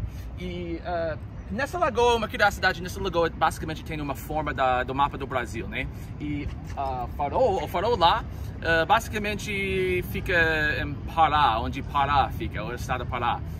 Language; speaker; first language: Portuguese; non-native, learner; English